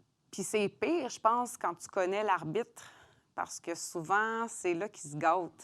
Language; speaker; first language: French; native; French